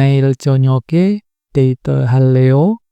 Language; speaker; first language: Korean; non-native, fluent; Indonesian